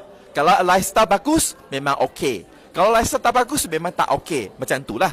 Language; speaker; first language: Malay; non-native, local second language; Chinese